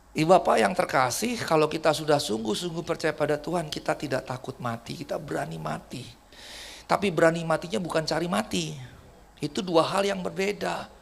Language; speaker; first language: Indonesian; native; Indonesian